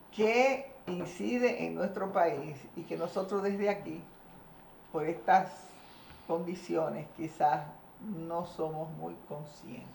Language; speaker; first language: Spanish; native; Spanish